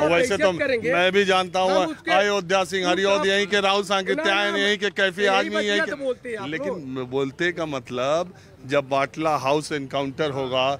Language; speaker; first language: Hindi; native; Hindi